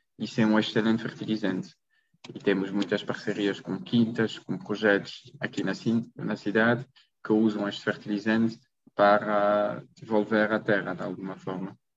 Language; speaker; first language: Portuguese; non-native, fluent; French